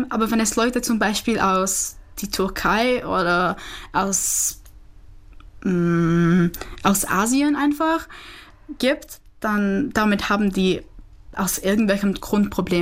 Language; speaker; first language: German; non-native, fluent; Czech